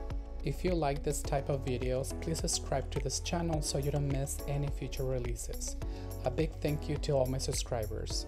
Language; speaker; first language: English; non-native, fluent; Spanish